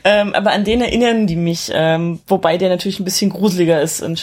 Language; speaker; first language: German; native; German